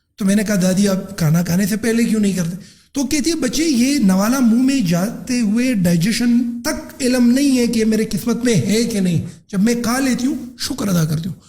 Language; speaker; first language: Urdu; non-native, local second language; Pashto